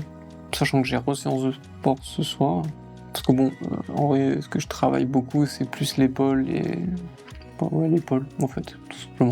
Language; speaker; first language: French; native; French